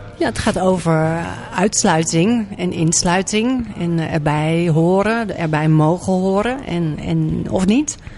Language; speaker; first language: Dutch; native; Dutch